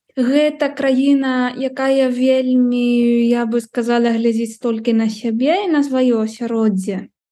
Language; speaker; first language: Belarusian; non-native, fluent; Spanish